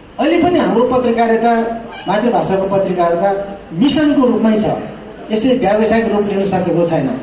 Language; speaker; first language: Nepali; non-native, local second language; Newari